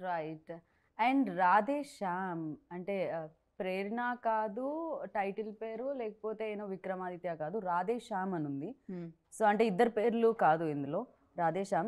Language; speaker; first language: Telugu; native; Telugu